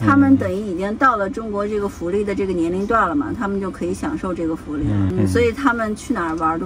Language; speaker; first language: Chinese; native; Chinese